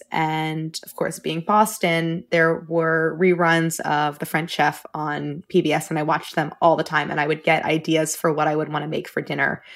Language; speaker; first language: English; native; English